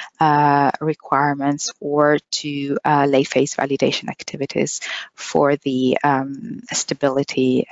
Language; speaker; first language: English; non-native, fluent; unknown